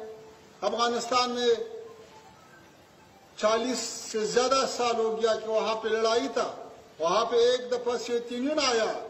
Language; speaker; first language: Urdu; non-native, fluent; Pashto